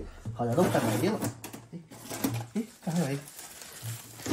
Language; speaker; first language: Chinese; native; Chinese